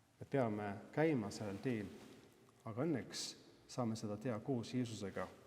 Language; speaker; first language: Estonian; non-native, fluent; Norwegian